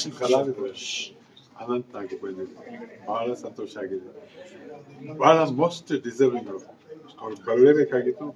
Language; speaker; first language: Kannada; native; Kannada